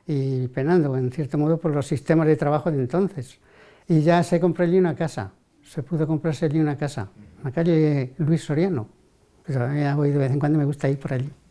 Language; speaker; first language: Spanish; native; Spanish